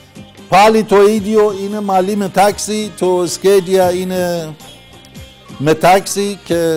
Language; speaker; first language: Greek; non-native, fluent; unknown